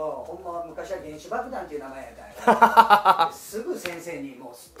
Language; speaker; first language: Japanese; native; Japanese